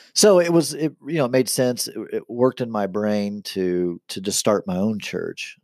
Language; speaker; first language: English; native; English